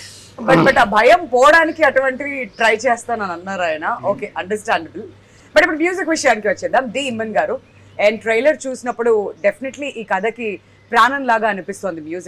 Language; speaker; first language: Telugu; native; Telugu